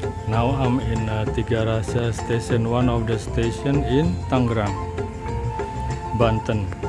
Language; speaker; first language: English; non-native, learner; Indonesian